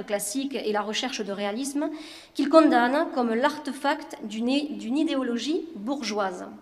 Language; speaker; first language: French; native; French